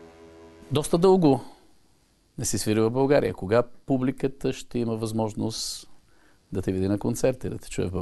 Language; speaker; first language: Bulgarian; native; Bulgarian